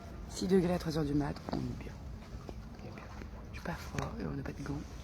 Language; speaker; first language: French; native; French